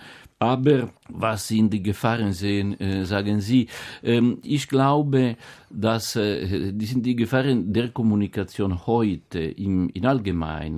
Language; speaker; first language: German; non-native, fluent; Italian